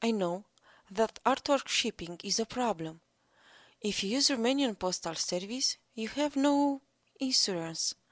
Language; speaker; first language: English; non-native, learner; Romanian